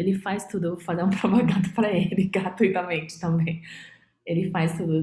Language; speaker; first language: Portuguese; non-native, fluent; Chinese